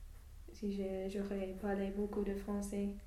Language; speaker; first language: French; non-native, fluent; English